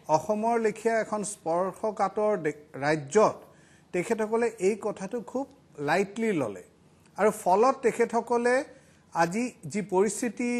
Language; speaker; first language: Assamese; native; Assamese